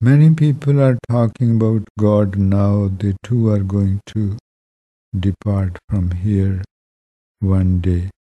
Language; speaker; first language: English; non-native, local second language; Punjabi